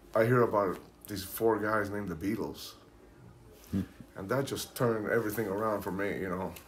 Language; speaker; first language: English; early bilingual, other home language; Spanish